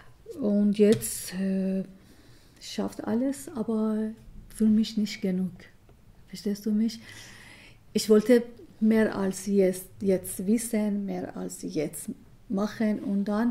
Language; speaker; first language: German; non-native, learner; Persian